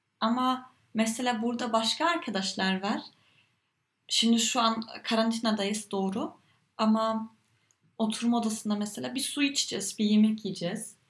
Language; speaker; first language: Turkish; early bilingual, heritage; Turkish